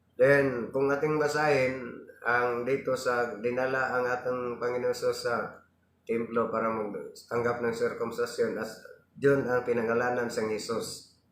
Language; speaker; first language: Filipino; non-native, local second language; Cebuano